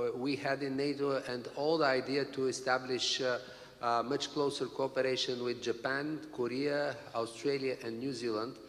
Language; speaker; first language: English; non-native, fluent; Bulgarian